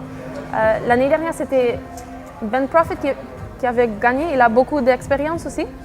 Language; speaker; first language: French; non-native, fluent; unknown